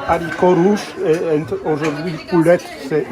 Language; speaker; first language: French; non-native, learner; Polish